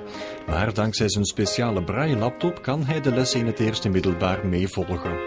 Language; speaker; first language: Dutch; native; Dutch